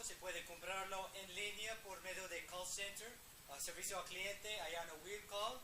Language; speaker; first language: Spanish; non-native, fluent; English